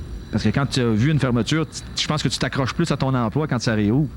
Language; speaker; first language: French; native; French